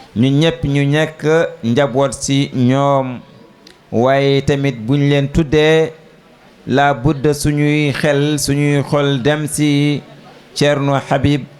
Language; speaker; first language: Wolof; non-native, local second language; Fula